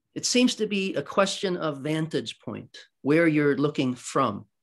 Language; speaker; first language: English; early bilingual, other home language; Swedish